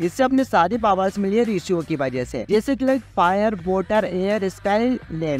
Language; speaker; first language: Hindi; native; Hindi